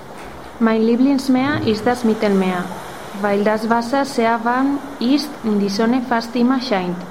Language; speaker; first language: German; non-native, fluent; Spanish